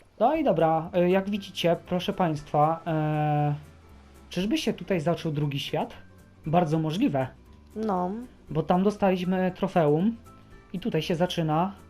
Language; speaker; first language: Polish; native; Polish